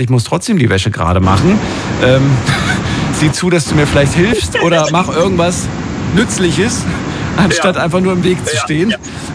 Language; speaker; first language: German; native; German